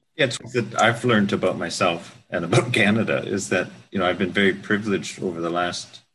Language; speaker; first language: English; native; English